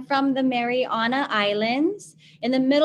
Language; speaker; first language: English; native; English